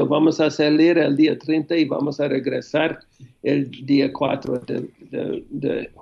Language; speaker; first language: Spanish; non-native, fluent; English